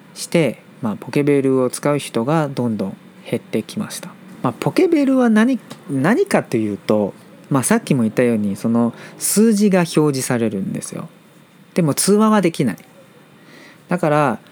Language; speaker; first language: Japanese; non-native, fluent; Chinese